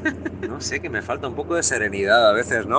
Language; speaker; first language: Spanish; native; Spanish